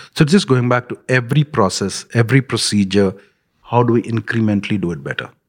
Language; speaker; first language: English; non-native, local second language; Punjabi